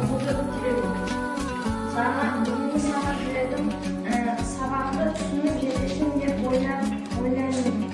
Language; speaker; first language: Kazakh; non-native, learner; Uzbek